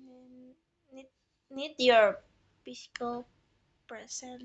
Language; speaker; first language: English; non-native, learner; Indonesian